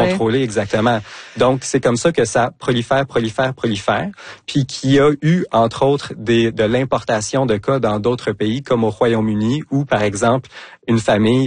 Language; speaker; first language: French; native; French